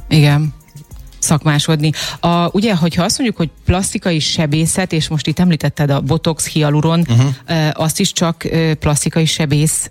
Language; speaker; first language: Hungarian; native; Hungarian